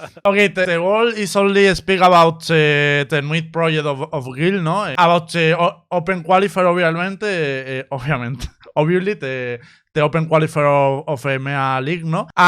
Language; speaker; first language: English; non-native, learner; Spanish